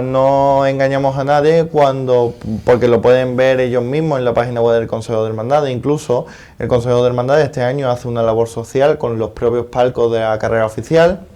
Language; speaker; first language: Spanish; native; Spanish